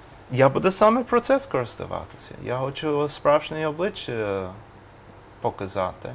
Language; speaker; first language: Ukrainian; non-native, learner; English